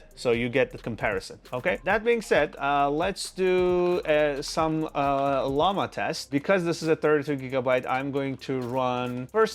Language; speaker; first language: English; non-native, fluent; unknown